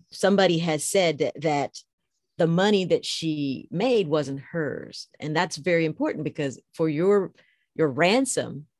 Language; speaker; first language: English; native; English